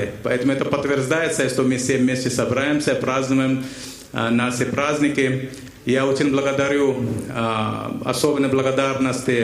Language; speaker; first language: Russian; non-native, fluent; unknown